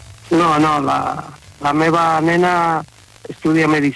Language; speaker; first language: Catalan; non-native, local second language; Spanish